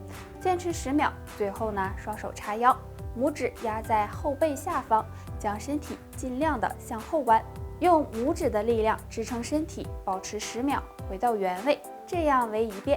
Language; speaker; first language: Chinese; native; Chinese